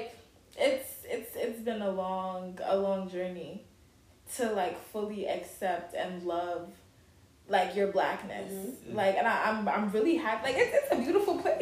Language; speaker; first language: English; non-native, local second language; Akan